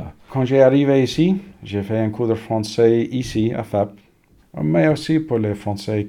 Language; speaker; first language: French; non-native, learner; English